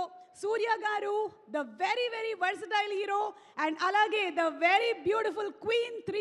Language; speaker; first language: Telugu; native; Telugu